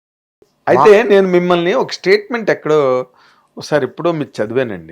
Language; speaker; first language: Telugu; native; Telugu